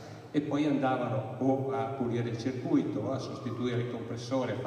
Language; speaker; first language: Italian; native; Italian